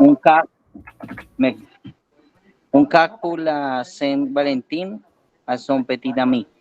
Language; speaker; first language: French; non-native, learner; Spanish